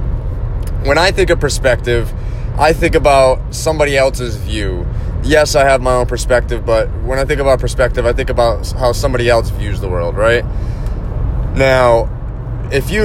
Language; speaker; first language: English; native; English